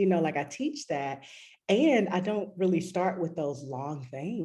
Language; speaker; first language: English; native; English